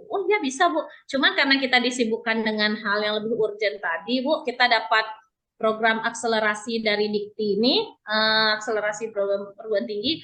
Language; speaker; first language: Indonesian; native; Indonesian